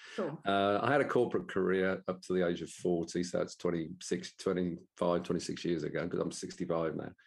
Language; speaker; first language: English; native; English